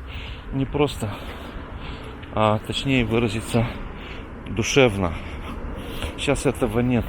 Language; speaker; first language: Russian; native; Russian